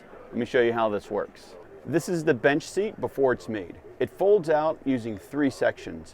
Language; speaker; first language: English; native; English